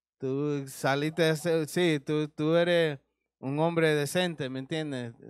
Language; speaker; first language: Spanish; early bilingual, heritage; Spanish